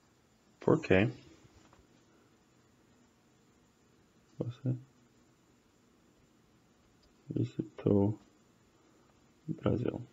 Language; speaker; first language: Portuguese; non-native, fluent; English